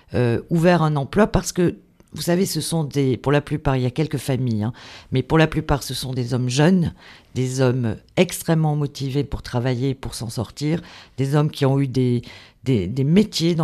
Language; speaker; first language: French; native; French